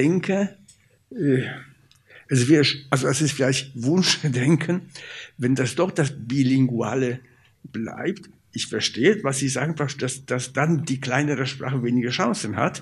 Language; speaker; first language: German; non-native, fluent; Polish